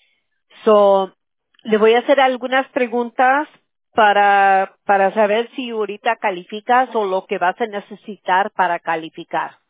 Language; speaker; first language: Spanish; early bilingual, other home language; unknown